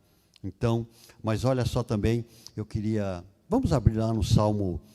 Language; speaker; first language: Portuguese; native; Portuguese